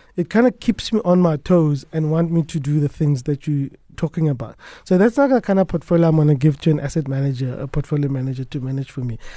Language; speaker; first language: English; non-native, local second language; Tswana